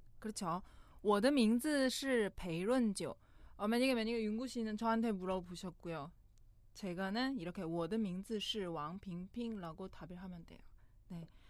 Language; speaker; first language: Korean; non-native, fluent; Chinese